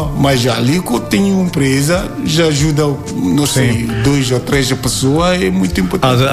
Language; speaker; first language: Portuguese; non-native, learner; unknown